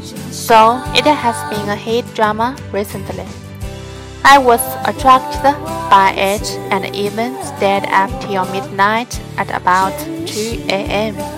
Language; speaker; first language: English; non-native, learner; Chinese